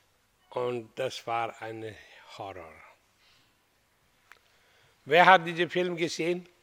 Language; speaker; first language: German; non-native, learner; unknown